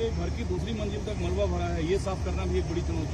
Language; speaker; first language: Hindi; native; Hindi